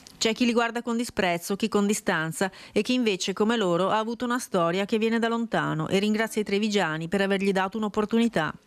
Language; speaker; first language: Italian; native; Italian